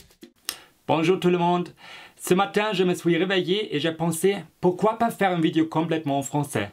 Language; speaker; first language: French; non-native, fluent; German